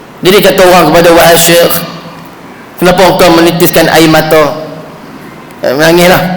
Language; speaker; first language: Malay; native; Malay